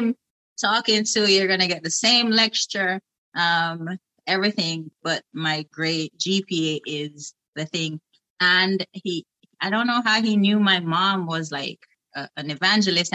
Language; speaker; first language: English; non-native, local second language; Jamaican Creole English